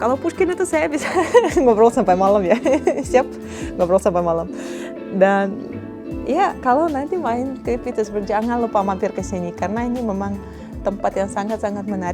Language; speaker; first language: Indonesian; non-native, fluent; Russian